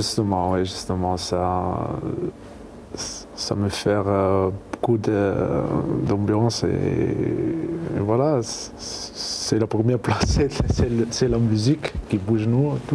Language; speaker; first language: French; non-native, learner; Arabic